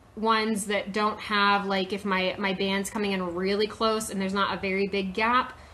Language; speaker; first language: English; native; English